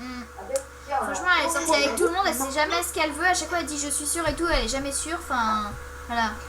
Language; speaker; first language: French; native; French